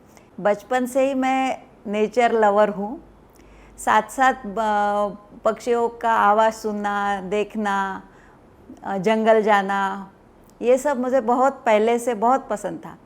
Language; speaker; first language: Hindi; non-native, local second language; Marathi